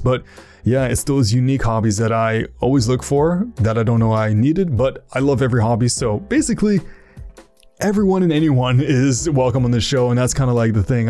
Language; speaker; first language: English; early bilingual, other home language; French